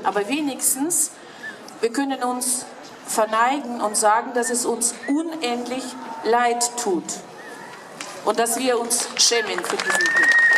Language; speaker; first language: German; non-native, fluent; Russian